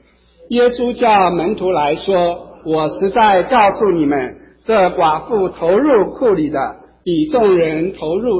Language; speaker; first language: Chinese; native; Chinese